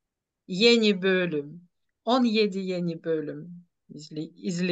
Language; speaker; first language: Turkish; non-native, fluent; Ukrainian